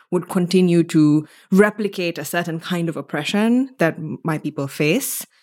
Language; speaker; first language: English; native; English